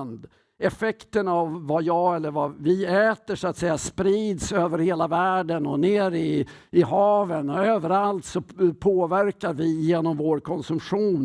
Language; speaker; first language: Swedish; native; Swedish